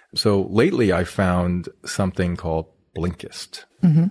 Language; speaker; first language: English; native; English